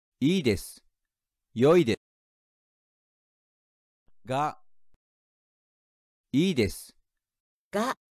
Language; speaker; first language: Japanese; non-native, learner; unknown